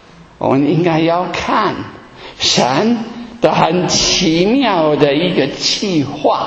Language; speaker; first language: Chinese; non-native, fluent; German